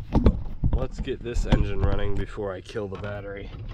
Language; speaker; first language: English; native; English